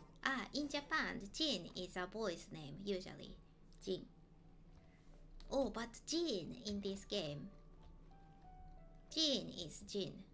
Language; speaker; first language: English; non-native, fluent; Japanese